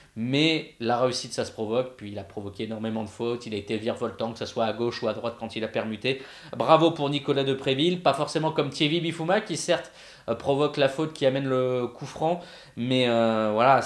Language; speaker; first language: French; native; French